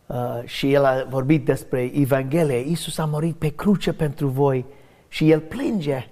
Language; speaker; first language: Romanian; non-native, learner; English